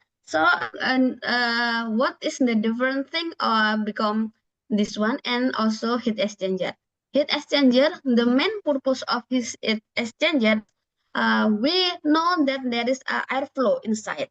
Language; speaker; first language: English; non-native, learner; Indonesian